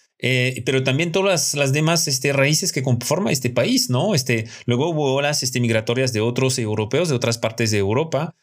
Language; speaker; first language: Spanish; non-native, fluent; French